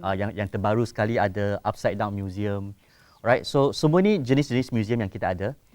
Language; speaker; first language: Malay; non-native, local second language; Chinese